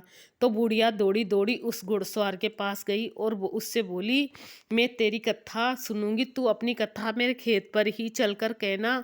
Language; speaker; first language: Hindi; native; Hindi